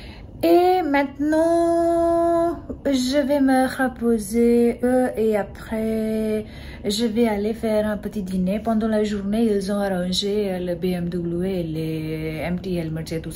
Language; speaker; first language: French; non-native, learner; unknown